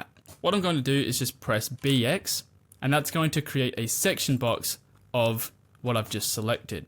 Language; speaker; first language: English; native; English